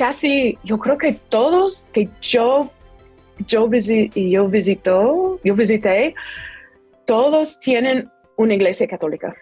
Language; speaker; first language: Spanish; non-native, fluent; English